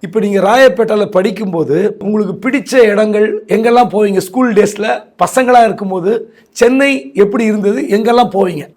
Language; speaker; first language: Tamil; native; Tamil